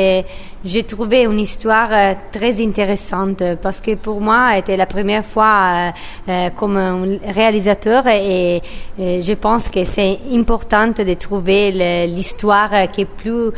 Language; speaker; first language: French; non-native, learner; Italian